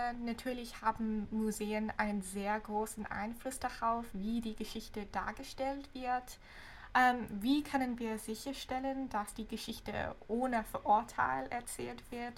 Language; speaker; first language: German; non-native, fluent; English